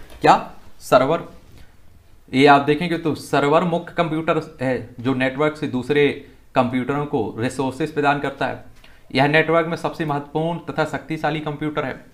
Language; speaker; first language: Hindi; native; Hindi